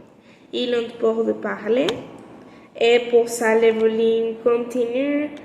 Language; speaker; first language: French; non-native, learner; Spanish